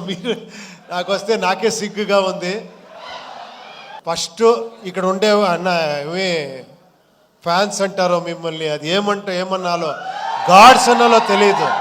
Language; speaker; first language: Telugu; non-native, local second language; Kannada